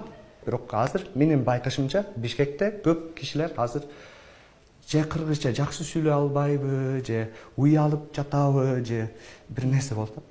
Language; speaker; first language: Kyrgyz; non-native, fluent; English